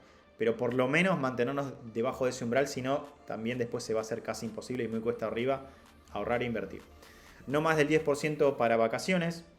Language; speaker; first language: Spanish; native; Spanish